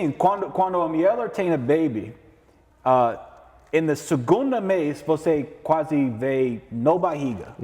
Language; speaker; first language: Portuguese; non-native, learner; English